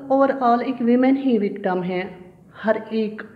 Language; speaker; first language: Hindi; native; Hindi